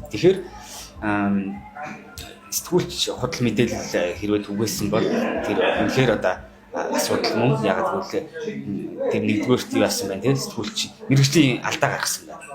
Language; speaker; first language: Mongolian; native; Mongolian